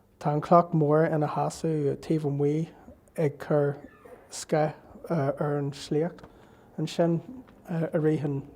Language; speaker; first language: Irish; non-native, local second language; English